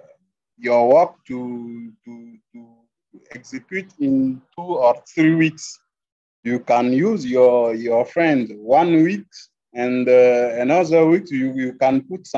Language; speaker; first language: English; non-native, learner; French